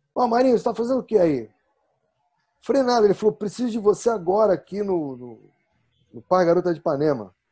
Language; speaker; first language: Portuguese; native; Portuguese